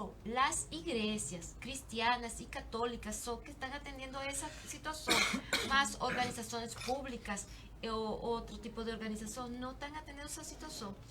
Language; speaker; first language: Portuguese; non-native, learner; Spanish